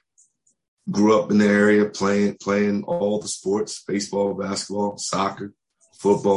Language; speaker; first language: English; native; English